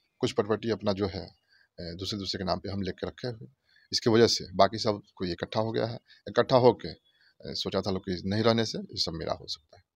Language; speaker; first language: Hindi; native; Hindi